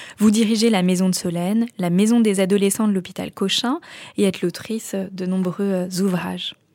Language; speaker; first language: French; native; French